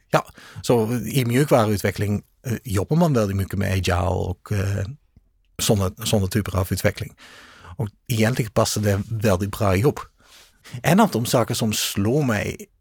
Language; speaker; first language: Swedish; non-native, fluent; Dutch